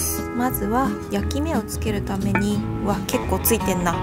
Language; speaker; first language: Japanese; native; Japanese